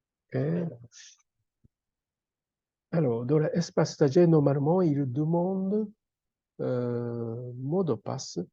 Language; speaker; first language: French; non-native, fluent; Japanese